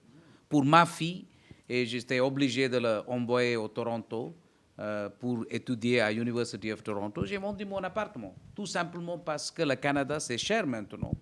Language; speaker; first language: French; non-native, fluent; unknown